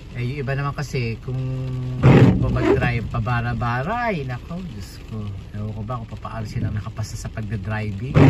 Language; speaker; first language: Filipino; native; Filipino